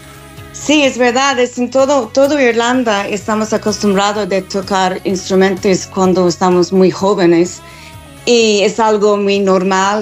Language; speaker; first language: Spanish; non-native, fluent; English